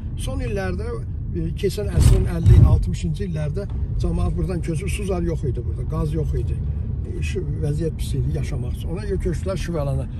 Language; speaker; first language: Azerbaijani; native; Azerbaijani